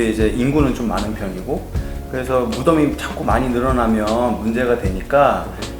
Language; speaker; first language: Korean; native; Korean